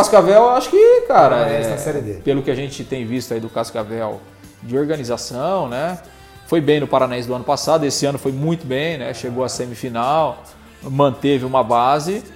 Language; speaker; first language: Portuguese; native; Portuguese